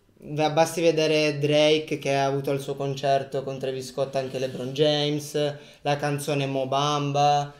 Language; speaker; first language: Italian; native; Italian